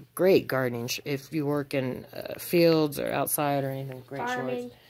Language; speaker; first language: English; native; English